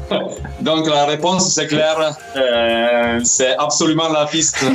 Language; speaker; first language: French; non-native, fluent; Italian